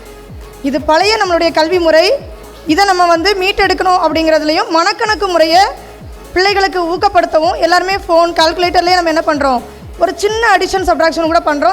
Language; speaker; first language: Tamil; native; Tamil